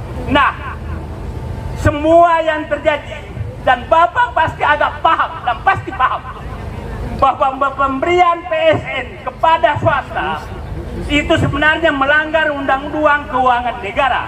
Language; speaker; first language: Indonesian; native; Indonesian